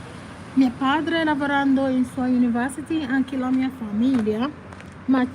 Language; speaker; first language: Italian; non-native, learner; Igbo